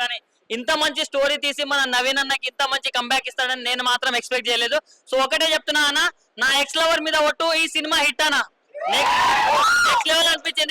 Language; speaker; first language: Telugu; native; Telugu